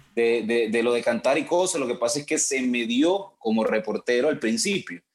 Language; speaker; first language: Spanish; native; Spanish